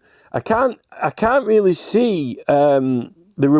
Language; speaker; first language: English; native; English